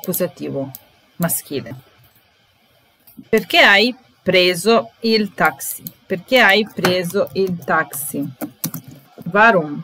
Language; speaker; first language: Italian; non-native, fluent; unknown